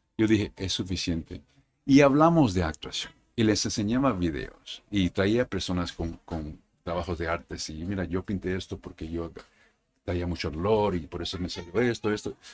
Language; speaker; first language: Spanish; early bilingual, heritage; Spanish